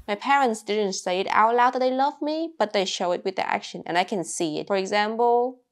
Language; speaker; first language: English; non-native, fluent; Vietnamese